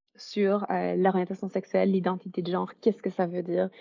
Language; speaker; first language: French; native; French